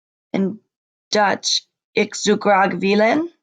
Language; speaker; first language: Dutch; non-native, learner; English